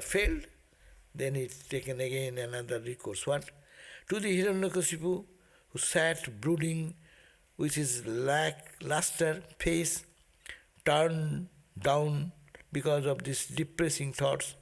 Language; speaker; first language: English; non-native, local second language; Bangla